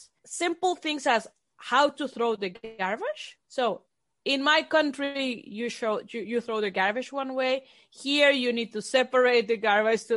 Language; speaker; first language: English; non-native, fluent; Spanish